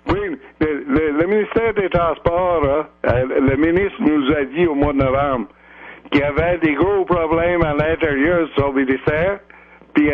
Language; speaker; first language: French; native; French